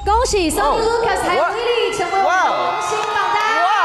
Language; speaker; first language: Chinese; native; Chinese